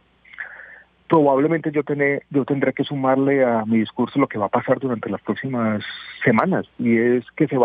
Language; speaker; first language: Spanish; native; Spanish